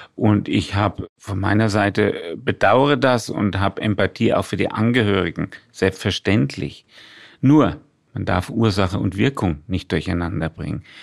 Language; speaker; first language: German; native; German